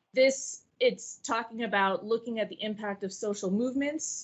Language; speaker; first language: English; native; English